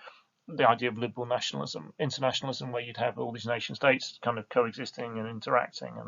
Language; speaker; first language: English; native; English